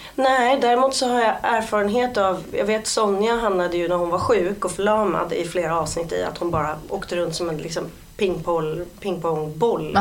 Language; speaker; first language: Swedish; early bilingual, other home language; Polish